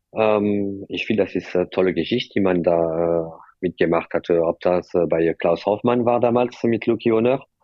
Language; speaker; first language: German; non-native, fluent; French